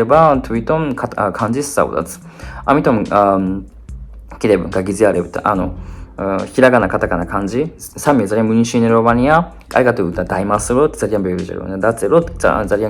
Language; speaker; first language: Georgian; non-native, fluent; Japanese